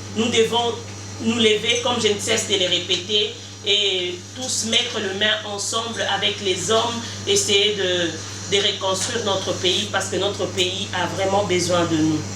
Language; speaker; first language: French; non-native, local second language; Lingala